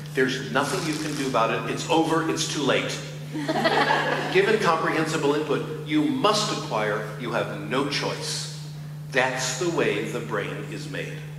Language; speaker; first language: English; native; English